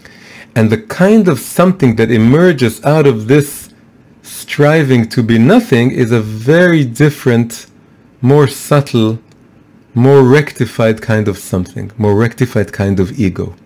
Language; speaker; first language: English; non-native, fluent; Hebrew